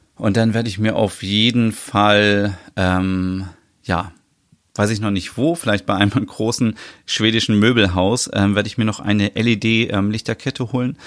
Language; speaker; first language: German; native; German